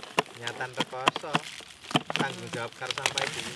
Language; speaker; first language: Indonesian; native; Indonesian